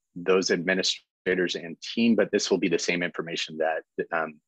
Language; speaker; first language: English; native; English